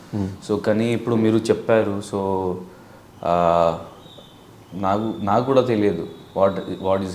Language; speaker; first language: Telugu; non-native, local second language; Urdu